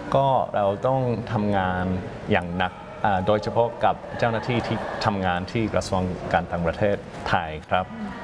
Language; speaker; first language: Thai; non-native, fluent; English